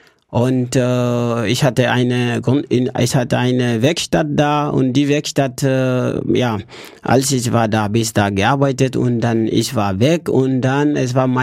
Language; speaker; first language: German; non-native, learner; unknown